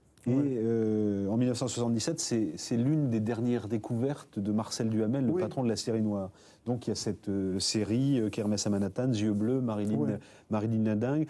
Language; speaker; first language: French; native; French